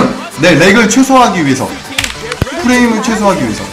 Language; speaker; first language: Korean; native; Korean